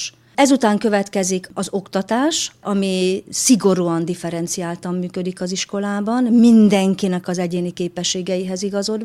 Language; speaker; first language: Hungarian; native; Hungarian